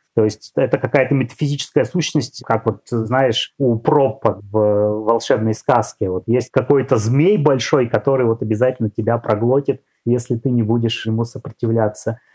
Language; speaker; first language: Russian; native; Russian